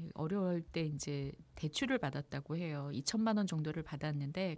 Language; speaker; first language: Korean; native; Korean